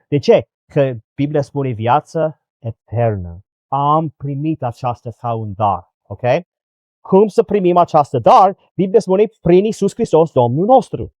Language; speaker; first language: Romanian; non-native, learner; English